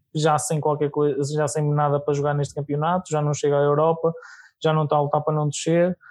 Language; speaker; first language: Portuguese; native; Portuguese